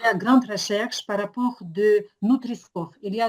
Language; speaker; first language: French; non-native, fluent; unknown